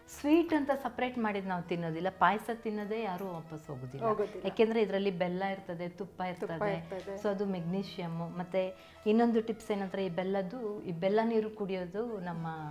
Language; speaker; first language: Kannada; native; Kannada